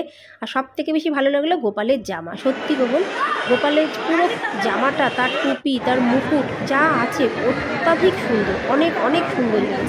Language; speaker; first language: Bangla; native; Bangla